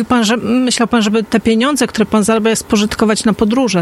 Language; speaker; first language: Polish; native; Polish